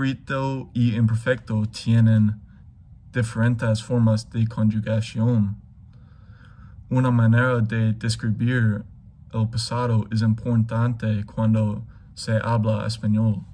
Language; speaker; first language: Spanish; non-native, learner; English